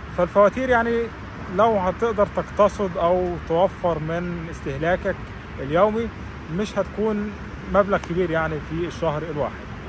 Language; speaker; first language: Arabic; native; Arabic